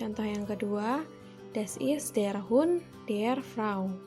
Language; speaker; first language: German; non-native, fluent; Indonesian